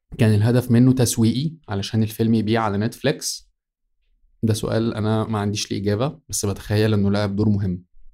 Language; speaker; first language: Arabic; native; Arabic